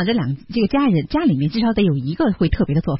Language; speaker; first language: Chinese; native; Chinese